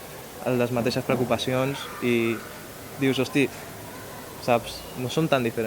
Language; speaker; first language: Catalan; early bilingual, other home language; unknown